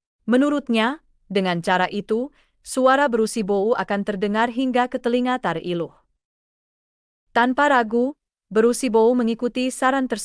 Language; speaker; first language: Indonesian; native; Indonesian